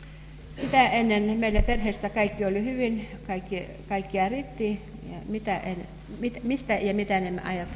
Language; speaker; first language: Finnish; non-native, fluent; Russian